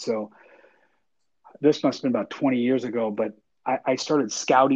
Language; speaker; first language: English; native; English